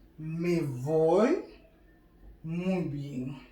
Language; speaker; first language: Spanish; non-native, learner; Haitian Creole